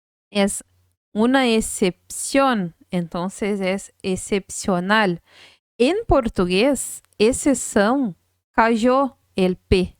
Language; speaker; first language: Spanish; non-native, fluent; Portuguese